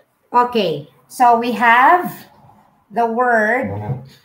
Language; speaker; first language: English; non-native, local second language; Filipino